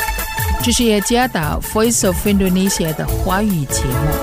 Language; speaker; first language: Chinese; non-native, fluent; Indonesian